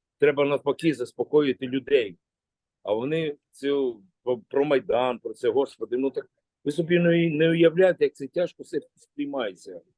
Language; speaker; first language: Ukrainian; native; Ukrainian